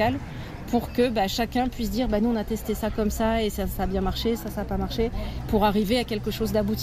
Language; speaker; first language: French; native; French